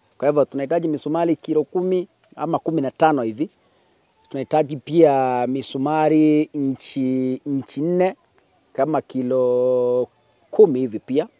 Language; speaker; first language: Swahili; non-native, local second language; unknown